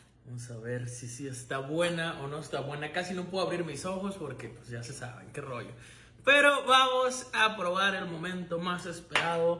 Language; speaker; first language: Spanish; native; Spanish